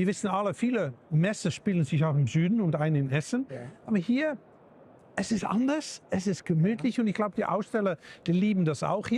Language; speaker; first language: German; native; German